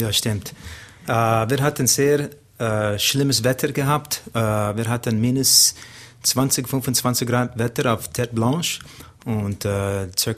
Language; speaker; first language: German; non-native, learner; English